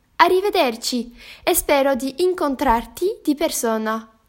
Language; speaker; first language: Italian; non-native, learner; Greek